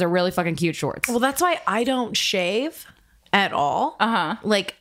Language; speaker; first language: English; native; English